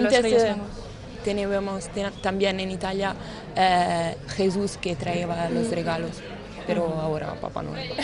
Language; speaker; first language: Spanish; non-native, learner; Italian